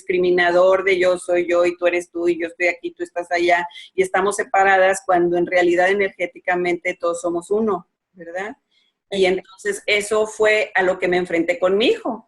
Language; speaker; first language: Spanish; native; Spanish